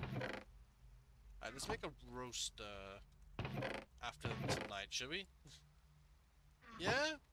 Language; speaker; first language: English; native; English